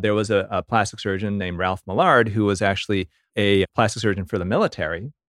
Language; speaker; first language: English; early bilingual, other home language; Korean